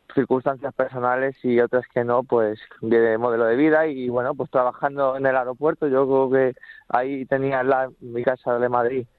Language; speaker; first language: Spanish; native; Spanish